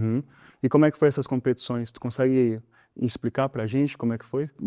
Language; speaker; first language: Portuguese; native; Portuguese